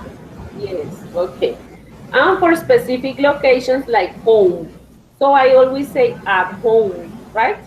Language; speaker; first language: English; non-native, fluent; Spanish